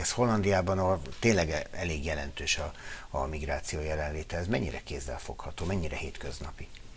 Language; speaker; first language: Hungarian; native; Hungarian